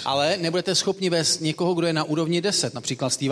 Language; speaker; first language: Czech; native; Czech